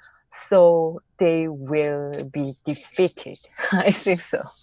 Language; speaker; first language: English; non-native, fluent; Korean